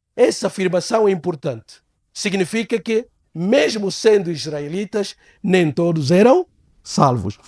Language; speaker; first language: Portuguese; native; Portuguese